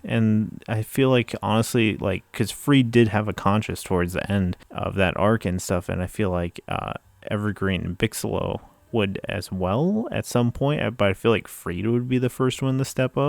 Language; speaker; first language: English; native; English